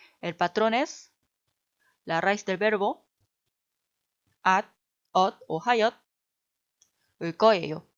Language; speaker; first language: Spanish; non-native, fluent; Korean